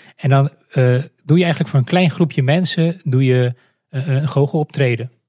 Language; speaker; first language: Dutch; non-native, fluent; Romanian